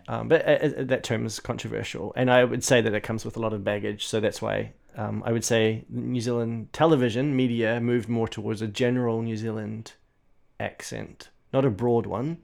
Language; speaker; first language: English; native; English